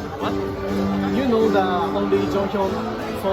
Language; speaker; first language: English; non-native, learner; Japanese